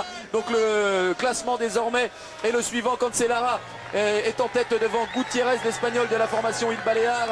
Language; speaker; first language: French; native; French